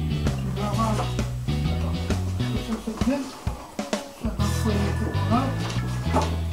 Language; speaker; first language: French; native; French